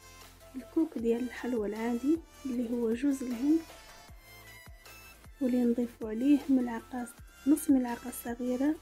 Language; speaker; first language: Arabic; native; Arabic